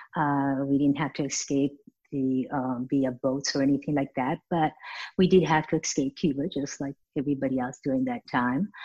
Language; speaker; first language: English; early bilingual, other home language; Spanish